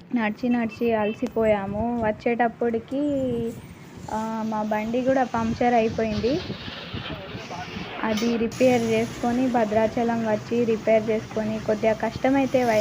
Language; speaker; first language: Telugu; native; Telugu